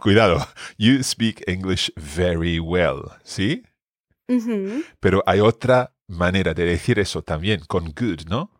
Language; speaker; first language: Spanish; non-native, fluent; English